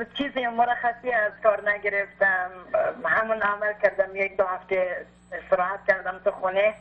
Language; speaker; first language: Persian; non-native, fluent; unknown